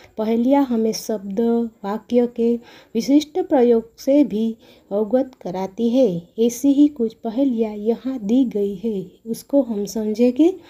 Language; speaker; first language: Hindi; non-native, local second language; Gujarati